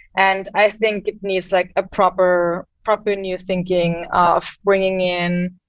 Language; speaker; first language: English; non-native, fluent; German